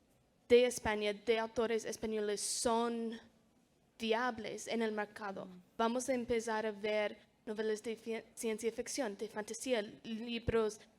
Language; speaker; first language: Spanish; non-native, fluent; English